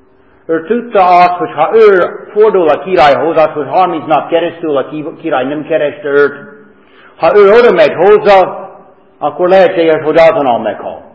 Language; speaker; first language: Hungarian; non-native, fluent; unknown